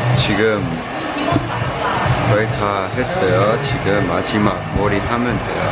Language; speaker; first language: Korean; non-native, learner; Chinese